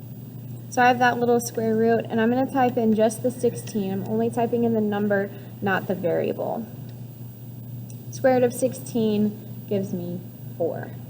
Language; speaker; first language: English; native; English